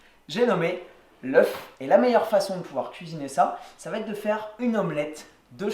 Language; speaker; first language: French; native; French